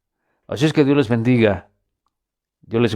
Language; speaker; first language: Spanish; native; Spanish